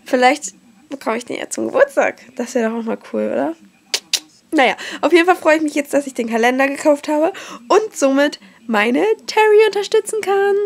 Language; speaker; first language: German; native; German